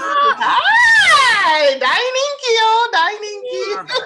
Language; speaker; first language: Japanese; non-native, learner; English